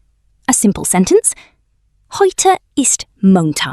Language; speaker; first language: German; non-native, fluent; English